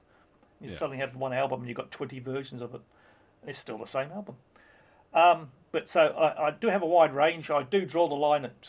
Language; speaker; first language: English; native; English